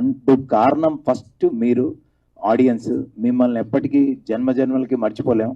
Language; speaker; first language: Telugu; native; Telugu